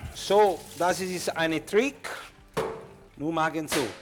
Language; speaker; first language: German; non-native, learner; Italian